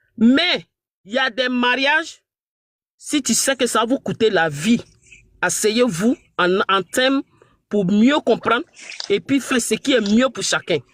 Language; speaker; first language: French; non-native, local second language; Mandingo